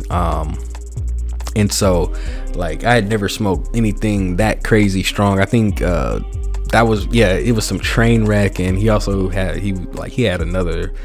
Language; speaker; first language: English; native; English